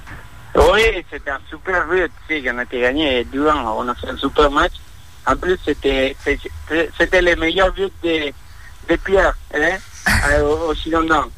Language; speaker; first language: French; non-native, fluent; Spanish